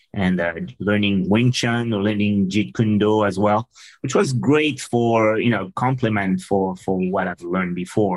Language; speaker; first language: English; non-native, fluent; French